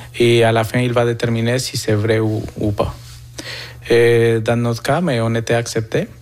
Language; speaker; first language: French; non-native, fluent; Spanish